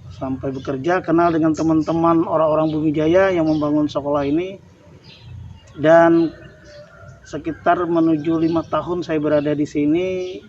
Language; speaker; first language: Indonesian; non-native, local second language; Banjar